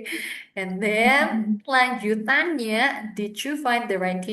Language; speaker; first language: English; non-native, fluent; Indonesian